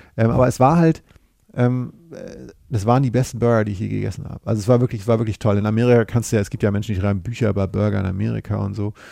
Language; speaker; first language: German; native; German